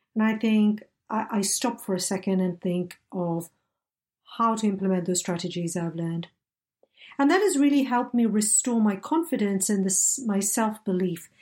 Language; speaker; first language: English; native; English